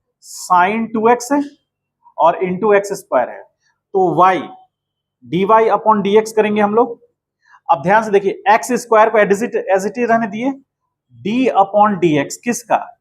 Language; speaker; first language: Hindi; native; Hindi